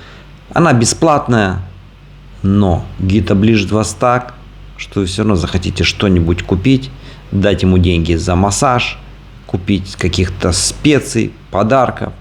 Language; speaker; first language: Russian; native; Russian